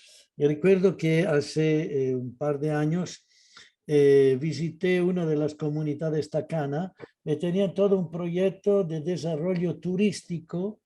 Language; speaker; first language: Spanish; non-native, fluent; Italian